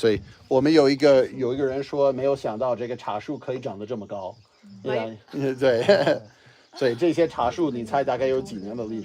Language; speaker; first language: Chinese; non-native, fluent; English